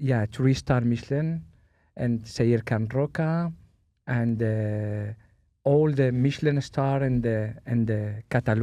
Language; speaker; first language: English; non-native, learner; Spanish